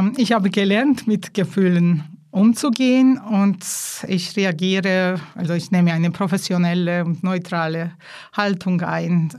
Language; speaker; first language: German; non-native, fluent; Georgian